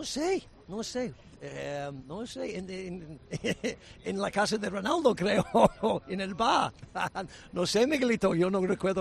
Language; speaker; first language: Spanish; non-native, learner; English